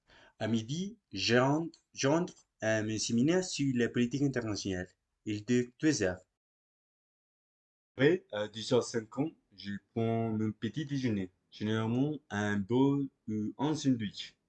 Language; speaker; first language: French; non-native, learner; Spanish